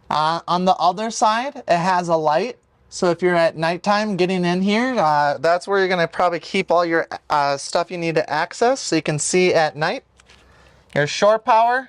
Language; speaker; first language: English; native; English